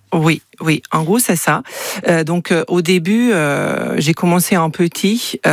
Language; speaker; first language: French; non-native, fluent; Hungarian